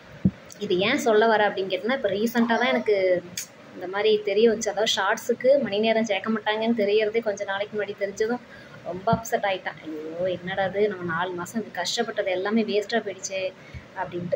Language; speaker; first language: Tamil; native; Tamil